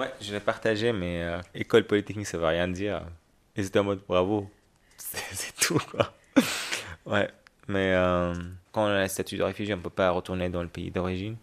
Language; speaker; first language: French; non-native, fluent; Arabic